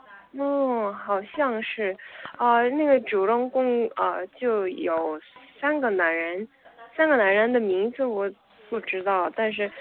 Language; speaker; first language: Chinese; non-native, learner; Korean